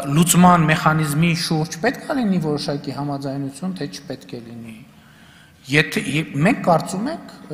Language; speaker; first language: Armenian; native; Armenian